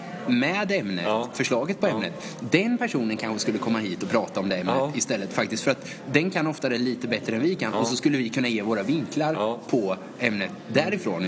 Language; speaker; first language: Swedish; native; Swedish